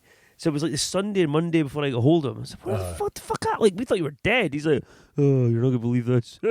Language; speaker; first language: English; native; English